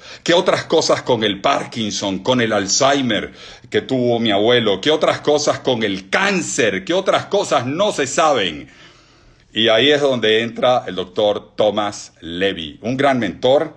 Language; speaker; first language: Spanish; native; Spanish